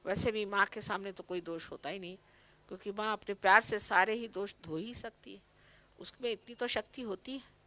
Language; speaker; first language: Hindi; non-native, local second language; Marathi